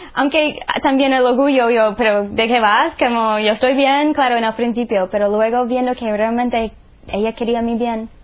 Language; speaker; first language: Spanish; non-native, fluent; English